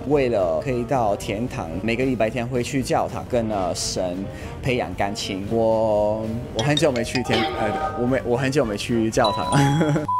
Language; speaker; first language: Chinese; non-native, fluent; Italian